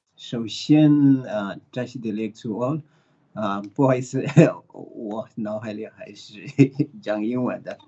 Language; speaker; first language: Chinese; early bilingual, other home language; Tibetan